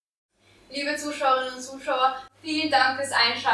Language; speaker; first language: German; native; German